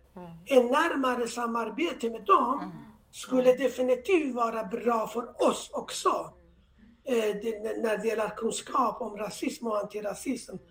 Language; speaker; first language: Swedish; non-native, fluent; Persian